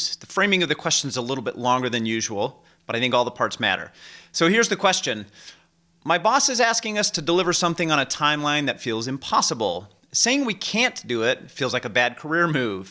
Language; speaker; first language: English; native; English